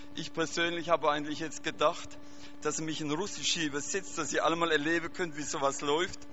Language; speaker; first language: German; native; German